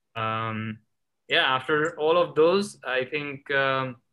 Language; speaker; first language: English; non-native, local second language; Gujarati